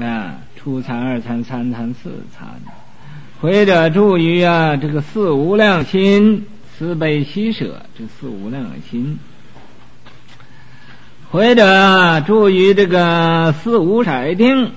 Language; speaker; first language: Chinese; native; Chinese